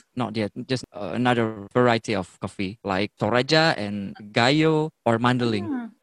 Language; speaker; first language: English; non-native, fluent; Indonesian